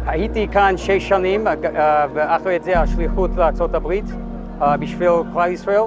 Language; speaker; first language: Hebrew; non-native, learner; English